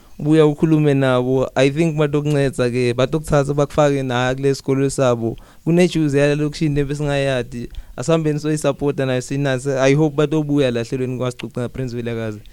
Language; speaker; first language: Zulu; non-native, local second language; Swati